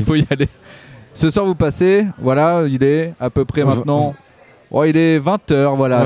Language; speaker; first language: French; native; French